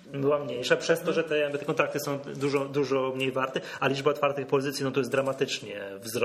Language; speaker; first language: Polish; native; Polish